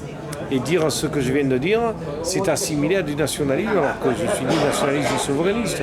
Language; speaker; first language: French; native; French